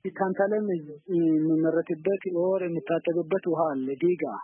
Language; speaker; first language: Amharic; non-native, local second language; Oromo